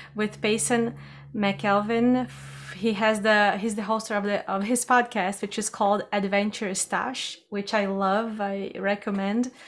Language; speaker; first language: English; non-native, fluent; Portuguese